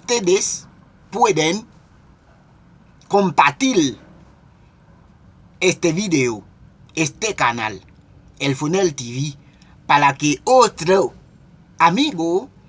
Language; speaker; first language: Spanish; non-native, local second language; Haitian Creole